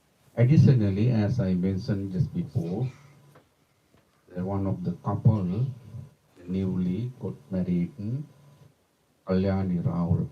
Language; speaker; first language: English; non-native, fluent; Sinhala